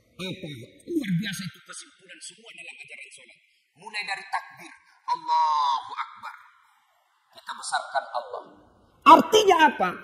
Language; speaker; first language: Indonesian; non-native, local second language; Buginese